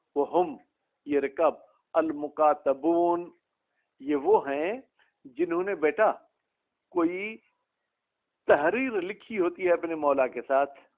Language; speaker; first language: Urdu; non-native, local second language; Sindhi